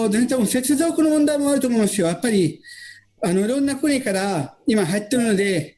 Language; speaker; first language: Japanese; non-native, fluent; Italian